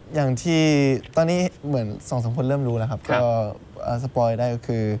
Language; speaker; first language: Thai; native; Thai